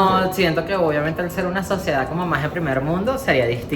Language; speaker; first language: Spanish; native; Spanish